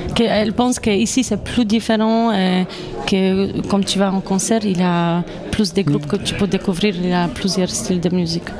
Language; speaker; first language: French; non-native, fluent; Polish